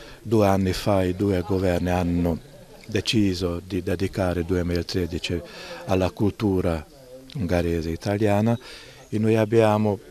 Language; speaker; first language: Italian; non-native, fluent; Hungarian